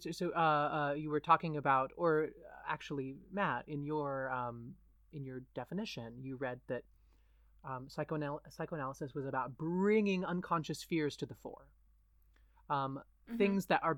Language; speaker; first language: English; native; English